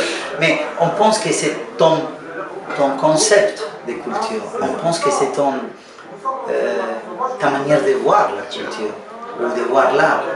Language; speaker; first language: French; non-native, fluent; Spanish